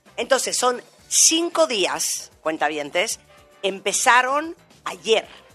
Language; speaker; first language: Spanish; native; Spanish